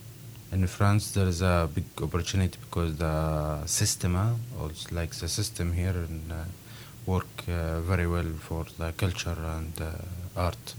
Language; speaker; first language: English; non-native, learner; Arabic